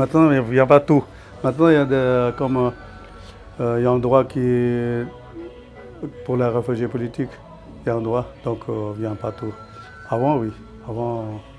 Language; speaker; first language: French; non-native, learner; Tibetan